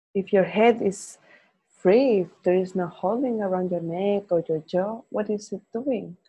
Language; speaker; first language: English; non-native, fluent; Spanish